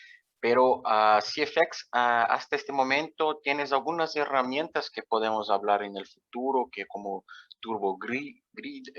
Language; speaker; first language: Spanish; non-native, fluent; Portuguese